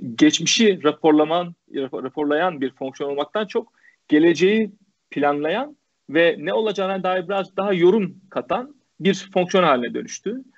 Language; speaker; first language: Turkish; native; Turkish